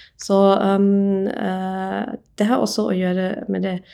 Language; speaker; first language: Norwegian; non-native, fluent; English